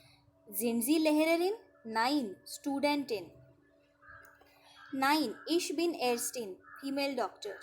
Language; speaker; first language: German; non-native, fluent; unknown